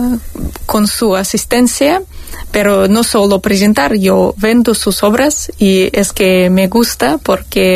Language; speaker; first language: Spanish; non-native, fluent; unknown